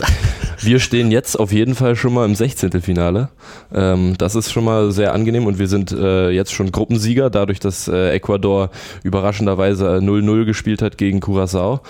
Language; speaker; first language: German; native; German